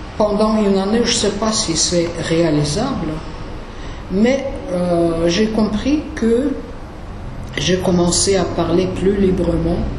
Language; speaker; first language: French; non-native, fluent; Russian